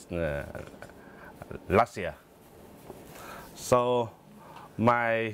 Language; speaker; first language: English; non-native, learner; Vietnamese